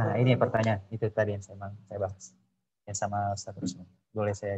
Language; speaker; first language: Indonesian; native; Indonesian